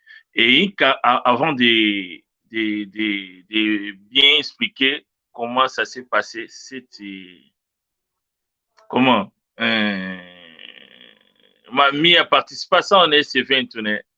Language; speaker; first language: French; non-native, local second language; Luba-Lulua